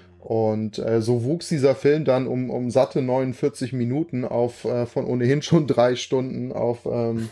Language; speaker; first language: German; native; German